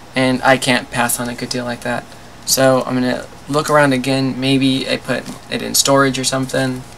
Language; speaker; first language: English; native; English